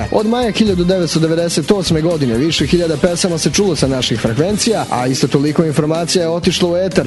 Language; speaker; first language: Serbian; native; Serbian